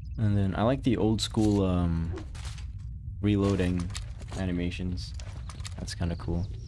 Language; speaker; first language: English; non-native, local second language; Filipino